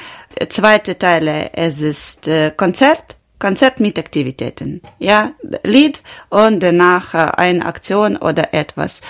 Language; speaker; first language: German; non-native, learner; Ukrainian